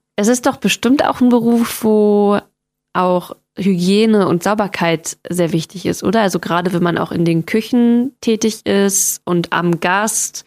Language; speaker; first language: German; native; German